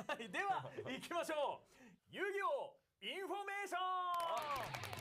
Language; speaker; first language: Japanese; native; Japanese